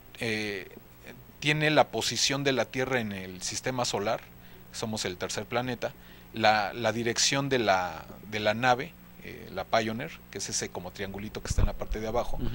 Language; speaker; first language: Spanish; native; Spanish